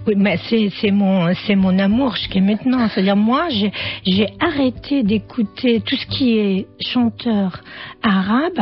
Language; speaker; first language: French; non-native, fluent; Arabic